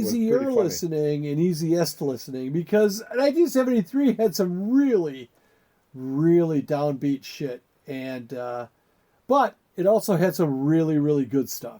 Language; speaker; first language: English; native; English